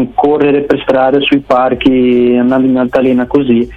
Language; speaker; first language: Italian; early bilingual, other home language; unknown